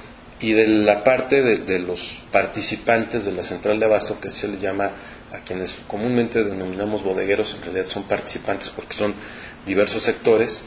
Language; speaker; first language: Spanish; native; Spanish